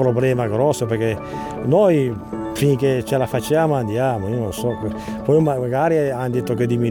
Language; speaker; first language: Italian; native; Italian